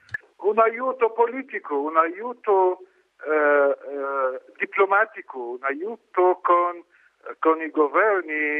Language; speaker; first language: Italian; non-native, learner; Arabic